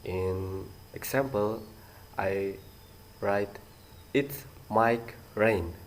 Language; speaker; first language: English; non-native, learner; Indonesian